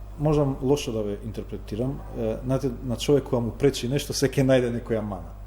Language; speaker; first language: Macedonian; non-native, local second language; Albanian